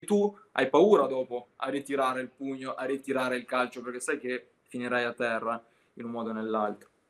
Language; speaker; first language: Italian; early bilingual, other home language; Albanian